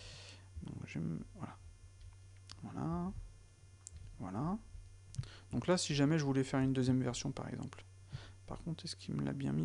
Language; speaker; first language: French; native; French